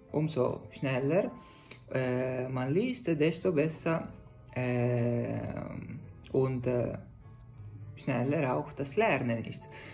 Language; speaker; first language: German; non-native, fluent; Italian